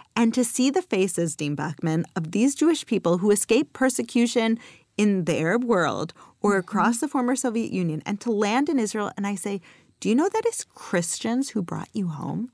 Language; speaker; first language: English; native; English